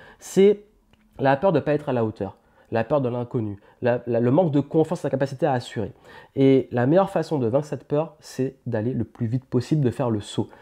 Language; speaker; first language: French; native; French